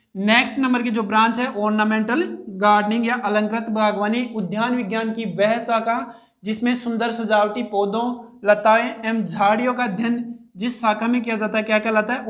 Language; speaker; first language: Hindi; native; Hindi